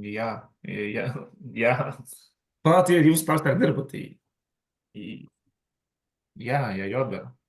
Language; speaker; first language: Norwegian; non-native, learner; Lithuanian